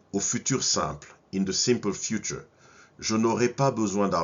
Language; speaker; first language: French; non-native, fluent; English